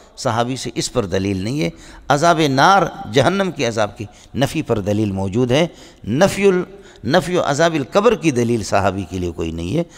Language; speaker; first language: Urdu; non-native, local second language; Brahui